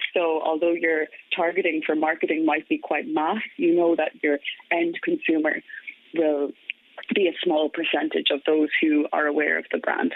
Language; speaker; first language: English; native; English